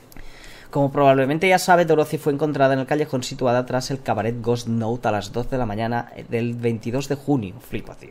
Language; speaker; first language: Spanish; native; Spanish